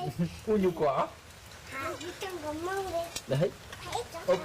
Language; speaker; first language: Vietnamese; native; Vietnamese